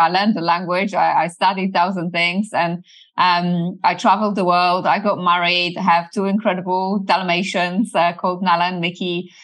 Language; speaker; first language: English; non-native, fluent; Polish